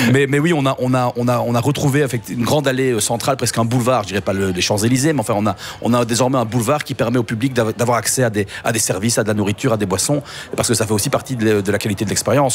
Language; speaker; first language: French; native; French